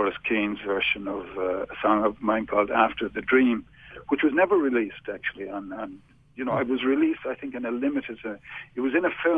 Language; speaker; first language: English; native; English